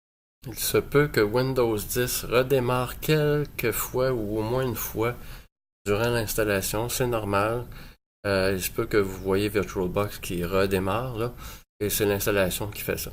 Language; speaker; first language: French; native; French